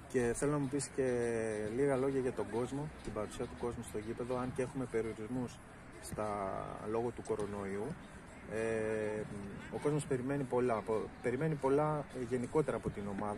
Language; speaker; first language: Greek; native; Greek